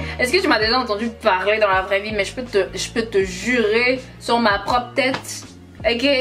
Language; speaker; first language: French; native; French